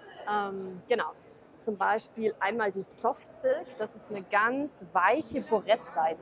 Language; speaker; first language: German; native; German